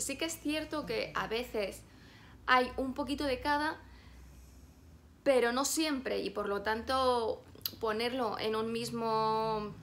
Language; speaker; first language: Spanish; native; Spanish